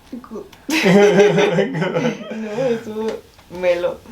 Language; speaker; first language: Spanish; native; Spanish